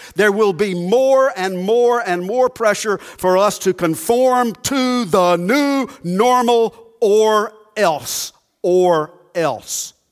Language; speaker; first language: English; native; English